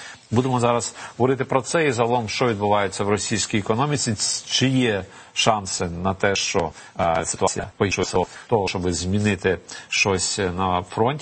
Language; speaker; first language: Ukrainian; native; Ukrainian